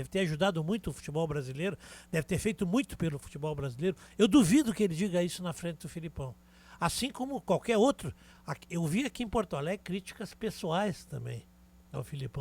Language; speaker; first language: Portuguese; native; Portuguese